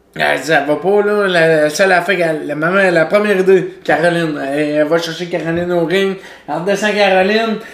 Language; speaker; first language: French; native; French